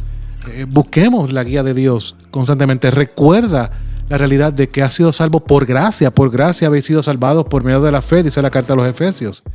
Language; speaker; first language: Spanish; native; Spanish